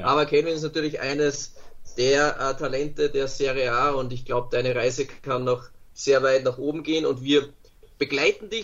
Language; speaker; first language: German; native; German